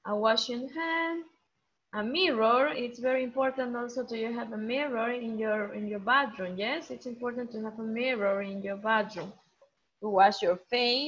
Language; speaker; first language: English; non-native, fluent; Spanish